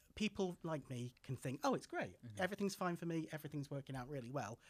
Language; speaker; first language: English; native; English